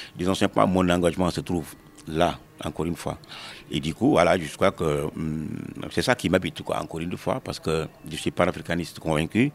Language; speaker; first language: French; non-native, local second language; Wolof